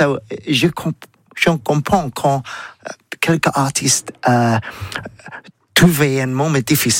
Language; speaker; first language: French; non-native, learner; English